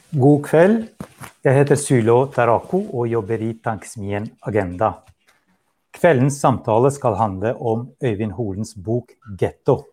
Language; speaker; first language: Norwegian; non-native, fluent; Albanian